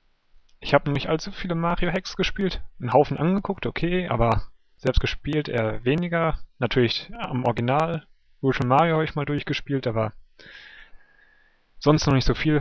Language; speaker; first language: German; native; German